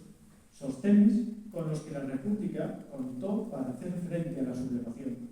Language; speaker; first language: Spanish; native; Spanish